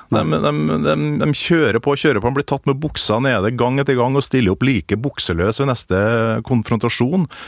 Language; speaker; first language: Norwegian; native; Norwegian